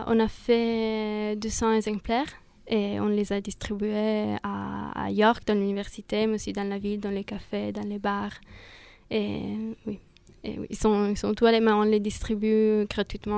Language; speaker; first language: French; non-native, fluent; Italian